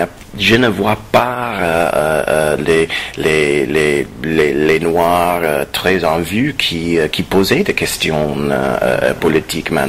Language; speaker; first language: French; non-native, fluent; English